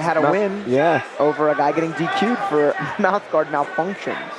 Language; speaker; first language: English; native; English